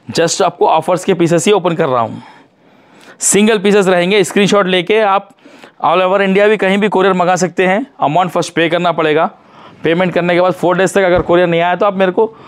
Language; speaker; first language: Hindi; non-native, local second language; Urdu